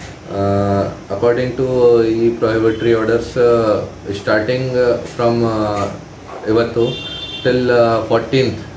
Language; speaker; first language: Kannada; non-native, fluent; Hindi